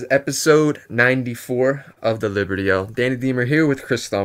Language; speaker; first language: English; native; English